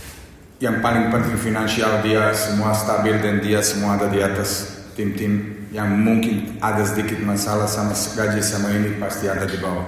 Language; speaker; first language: Indonesian; non-native, fluent; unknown